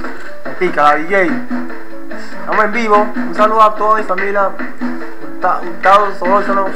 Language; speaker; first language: Spanish; native; Spanish